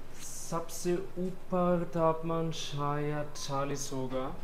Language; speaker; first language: Hindi; non-native, fluent; German